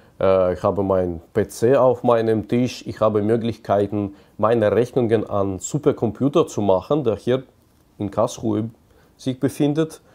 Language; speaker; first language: German; non-native, fluent; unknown